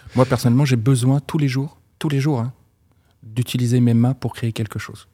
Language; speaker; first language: French; native; French